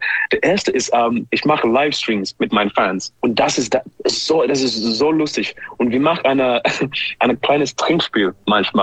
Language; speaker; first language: German; non-native, learner; English